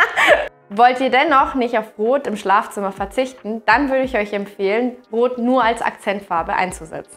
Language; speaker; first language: German; native; German